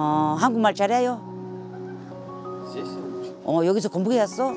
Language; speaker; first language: Korean; non-native, learner; Russian